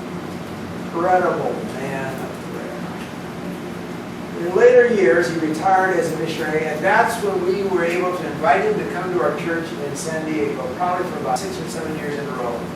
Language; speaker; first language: English; native; English